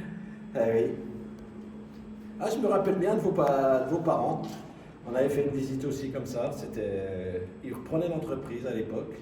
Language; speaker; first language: French; native; French